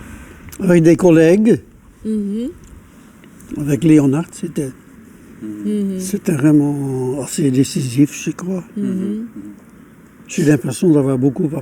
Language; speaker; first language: French; non-native, local second language; Dutch